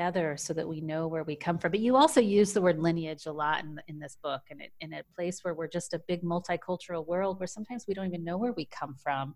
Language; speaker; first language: English; native; English